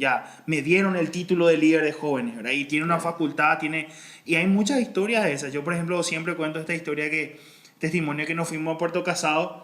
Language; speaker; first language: Spanish; native; Spanish